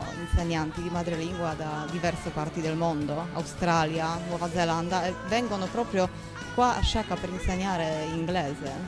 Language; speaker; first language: Italian; non-native, fluent; Polish